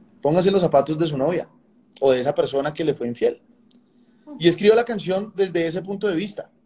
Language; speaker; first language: Spanish; native; Spanish